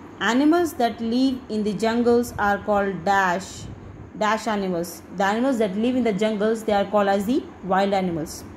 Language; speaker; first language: English; non-native, local second language; Bangla